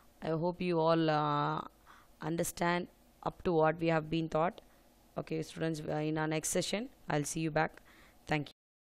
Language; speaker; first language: English; non-native, local second language; Tamil